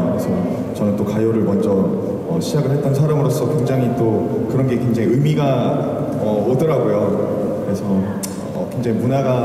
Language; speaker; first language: Korean; native; Korean